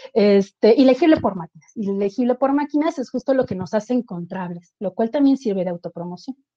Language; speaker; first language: Spanish; native; Spanish